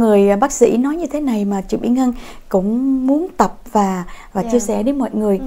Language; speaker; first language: Vietnamese; native; Vietnamese